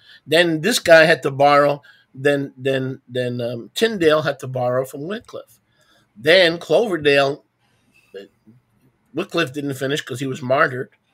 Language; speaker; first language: English; native; English